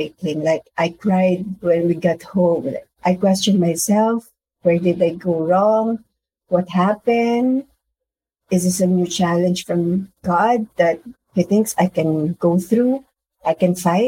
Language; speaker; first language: English; non-native, local second language; Filipino